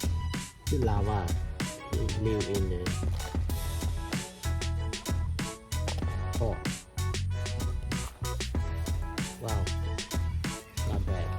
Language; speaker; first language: English; non-native, learner; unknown